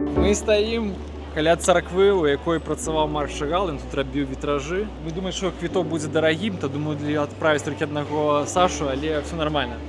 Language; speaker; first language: Belarusian; non-native, local second language; Russian